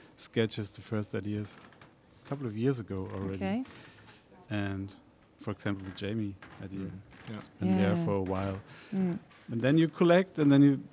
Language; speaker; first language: English; non-native, fluent; Spanish